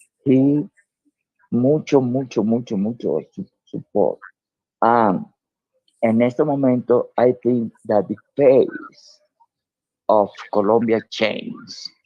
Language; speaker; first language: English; non-native, learner; Spanish